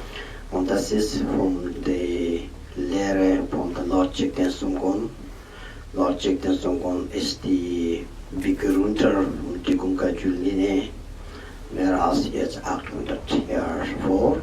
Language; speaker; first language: German; non-native, learner; Tibetan